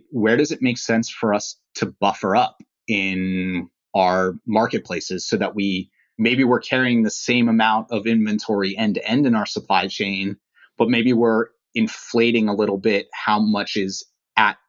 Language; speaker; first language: English; native; English